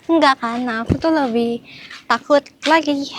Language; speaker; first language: Indonesian; native; Indonesian